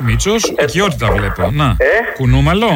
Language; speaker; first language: Greek; native; Greek